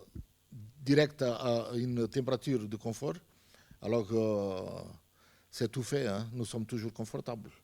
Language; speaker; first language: French; non-native, fluent; Portuguese